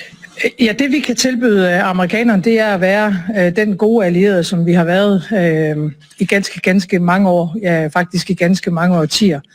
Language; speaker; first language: Danish; native; Danish